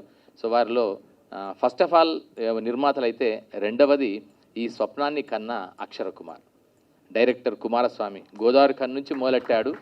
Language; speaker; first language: Telugu; native; Telugu